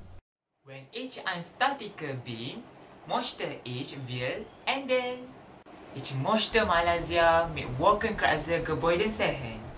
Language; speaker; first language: German; non-native, learner; Malay